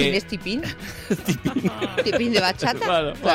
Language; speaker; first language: Spanish; native; Spanish